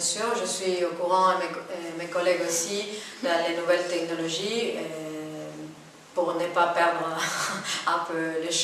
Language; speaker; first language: French; non-native, fluent; Spanish